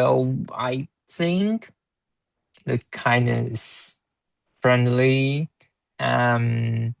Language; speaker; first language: English; non-native, learner; Chinese